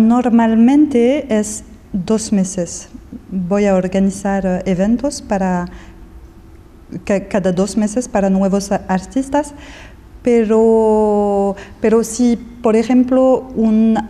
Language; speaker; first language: Spanish; non-native, fluent; French